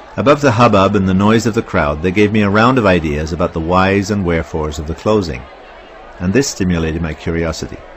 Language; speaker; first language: English; native; English